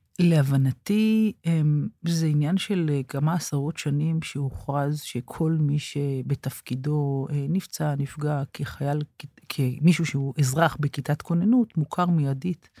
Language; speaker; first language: Hebrew; native; Hebrew